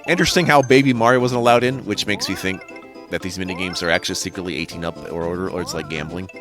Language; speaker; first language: English; native; English